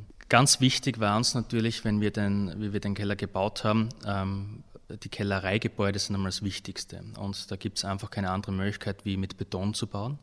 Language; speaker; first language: German; native; German